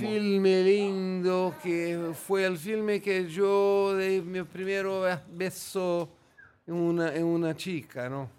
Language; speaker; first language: Italian; non-native, learner; Portuguese